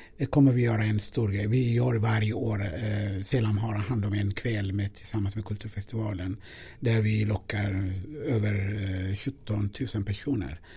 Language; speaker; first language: Swedish; non-native, fluent; Amharic